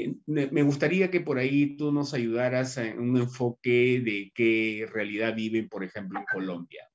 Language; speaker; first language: Spanish; native; Spanish